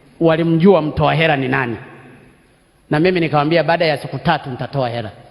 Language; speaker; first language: Swahili; non-native, local second language; Sukuma